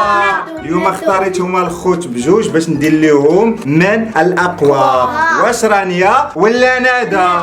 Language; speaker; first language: Arabic; native; Arabic